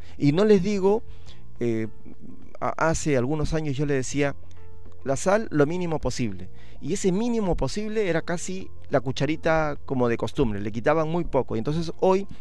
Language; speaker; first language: Spanish; native; Spanish